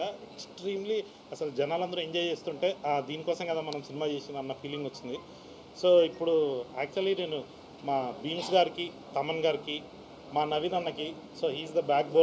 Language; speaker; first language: Telugu; native; Telugu